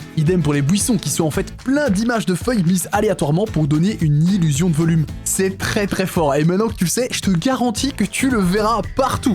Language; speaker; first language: French; native; French